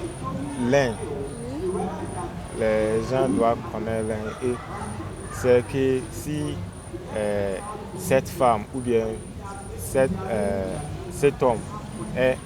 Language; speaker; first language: French; non-native, learner; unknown